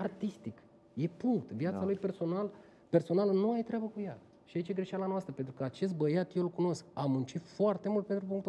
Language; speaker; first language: Romanian; native; Romanian